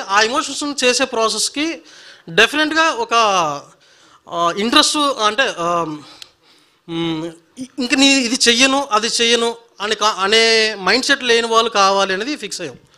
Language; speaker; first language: Telugu; native; Telugu